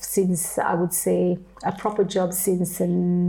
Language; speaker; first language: English; non-native, fluent; French